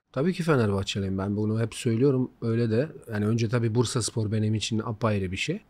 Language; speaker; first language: Turkish; non-native, fluent; Bosnian